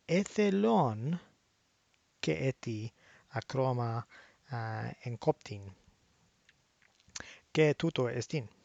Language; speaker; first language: Greek; non-native, learner; English